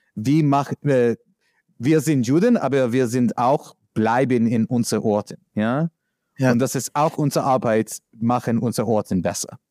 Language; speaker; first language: German; non-native, learner; English